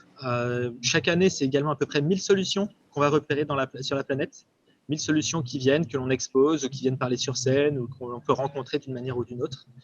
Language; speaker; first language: French; native; French